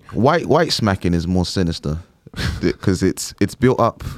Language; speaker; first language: English; native; English